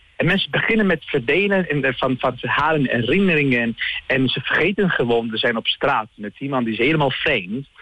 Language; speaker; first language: Dutch; non-native, learner; Italian